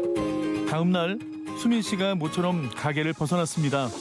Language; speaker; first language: Korean; native; Korean